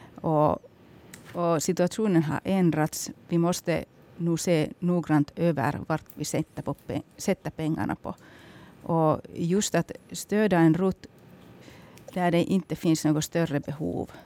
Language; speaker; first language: Swedish; native; Swedish